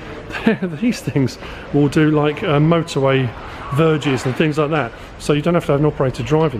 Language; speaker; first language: English; native; English